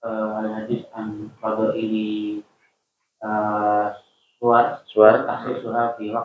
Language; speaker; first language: Arabic; non-native, learner; Indonesian